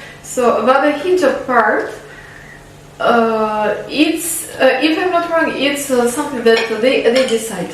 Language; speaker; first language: English; non-native, fluent; Albanian